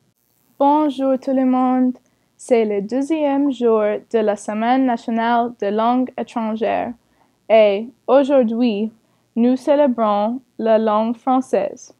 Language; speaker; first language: French; non-native, learner; English